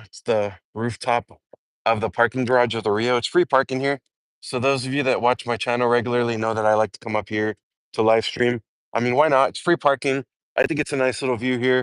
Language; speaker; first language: English; native; English